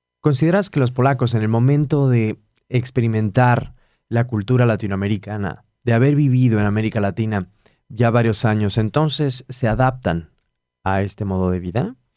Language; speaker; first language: Spanish; native; Spanish